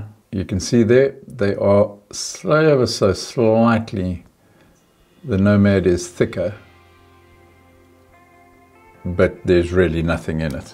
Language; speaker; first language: English; native; English